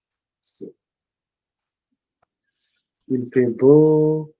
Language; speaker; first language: French; non-native, fluent; Punjabi